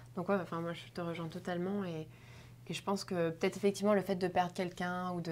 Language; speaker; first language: French; native; French